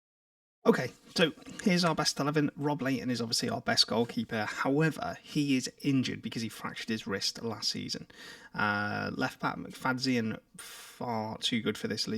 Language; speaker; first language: English; native; English